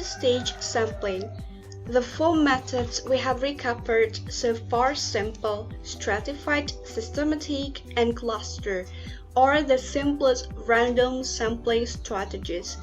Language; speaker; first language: English; non-native, learner; Indonesian